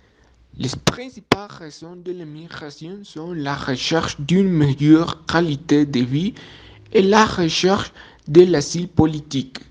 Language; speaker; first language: French; non-native, learner; Spanish